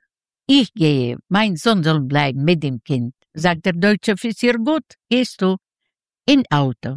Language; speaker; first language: German; non-native, learner; Yiddish